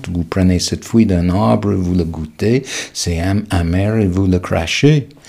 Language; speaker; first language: French; non-native, fluent; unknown